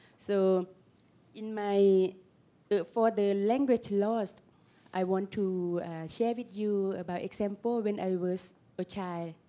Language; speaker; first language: English; non-native, learner; Lao